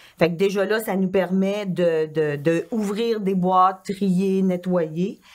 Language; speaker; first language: French; native; French